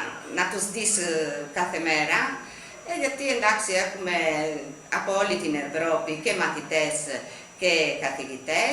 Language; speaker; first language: Greek; non-native, fluent; Italian